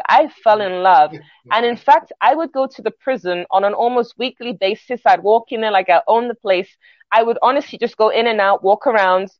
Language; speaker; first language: English; native; English